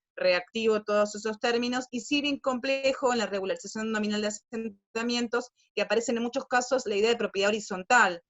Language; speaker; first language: Spanish; native; Spanish